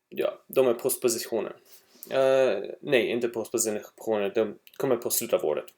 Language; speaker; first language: Swedish; non-native, learner; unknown